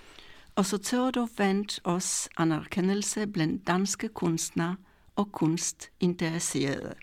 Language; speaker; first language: Danish; non-native, fluent; Polish